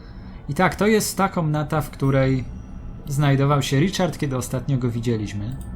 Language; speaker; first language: Polish; native; Polish